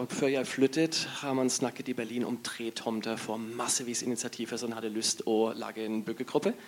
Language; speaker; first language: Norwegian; non-native, learner; German